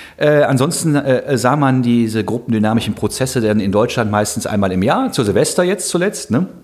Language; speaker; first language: German; native; German